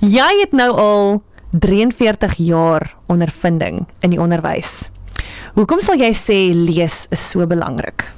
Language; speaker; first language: Afrikaans; native; Afrikaans